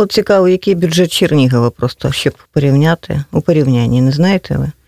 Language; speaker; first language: Ukrainian; native; Ukrainian